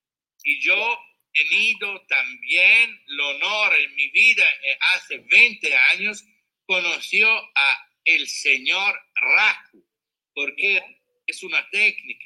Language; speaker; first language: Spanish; non-native, learner; Italian